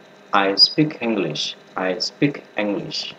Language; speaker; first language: English; non-native, learner; Indonesian